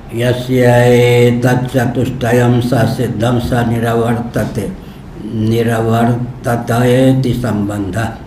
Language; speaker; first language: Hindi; non-native, local second language; Maithili